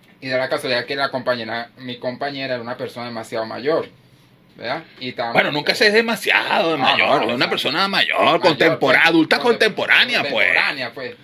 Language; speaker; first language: Spanish; native; Spanish